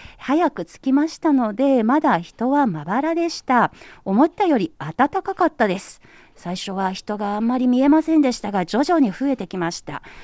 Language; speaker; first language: Japanese; non-native, fluent; Chinese